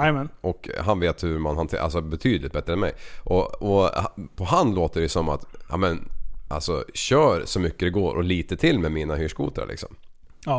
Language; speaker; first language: Swedish; native; Swedish